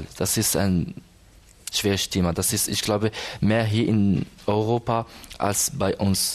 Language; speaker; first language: German; non-native, learner; Arabic